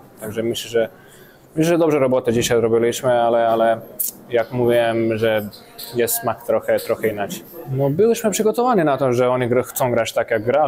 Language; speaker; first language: Polish; non-native, fluent; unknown